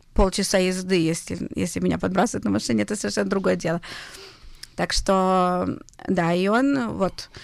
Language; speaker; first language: Russian; early bilingual, heritage; Russian